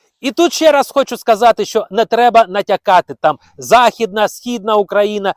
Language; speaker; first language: Ukrainian; non-native, local second language; Russian